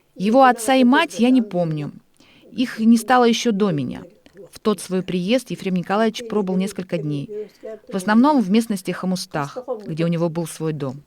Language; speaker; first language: Russian; non-native, local second language; Yakut